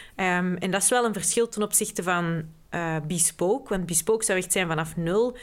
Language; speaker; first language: Dutch; native; Dutch